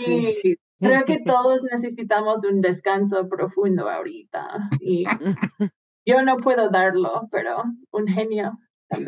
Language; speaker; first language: Spanish; non-native, fluent; English